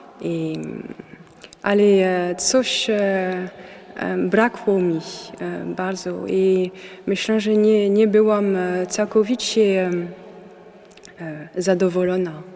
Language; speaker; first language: Polish; non-native, learner; French